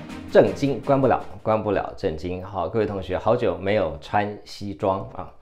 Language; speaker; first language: Chinese; native; Chinese